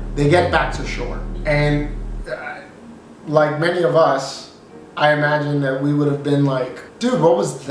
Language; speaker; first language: English; native; English